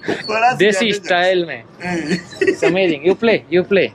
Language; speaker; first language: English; non-native, learner; Hindi